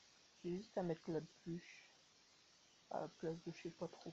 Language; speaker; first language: French; native; French